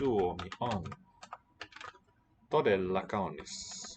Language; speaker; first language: Finnish; non-native, learner; English